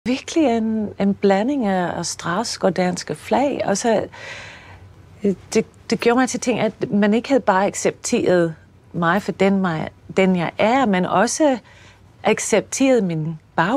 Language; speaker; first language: Danish; non-native, fluent; English